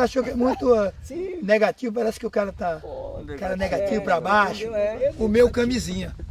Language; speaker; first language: Portuguese; native; Portuguese